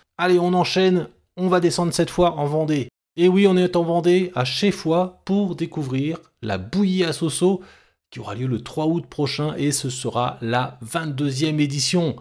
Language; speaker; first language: French; native; French